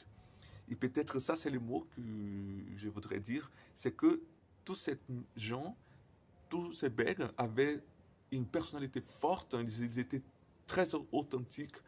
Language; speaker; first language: French; non-native, fluent; Portuguese